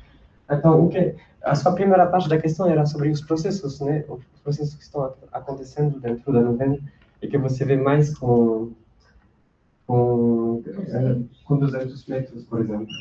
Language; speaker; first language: Portuguese; non-native, fluent; French